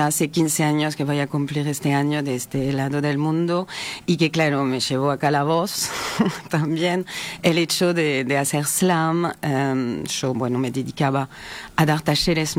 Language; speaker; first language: Spanish; non-native, fluent; French